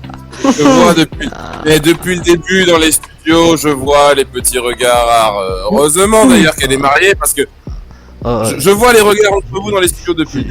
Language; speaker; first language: French; native; French